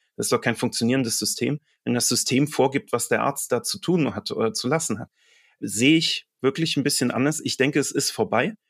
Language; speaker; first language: German; native; German